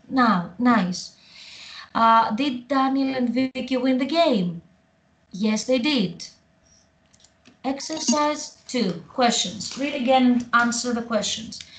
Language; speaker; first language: English; non-native, fluent; Greek